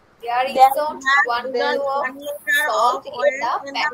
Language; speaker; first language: English; non-native, learner; Bangla